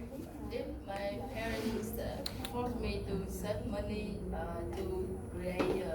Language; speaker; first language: English; non-native, learner; Vietnamese